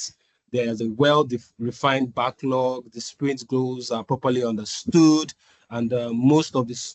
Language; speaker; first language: English; non-native, local second language; Yoruba